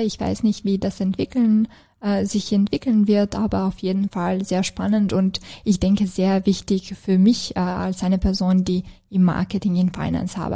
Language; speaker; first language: German; non-native, fluent; Serbian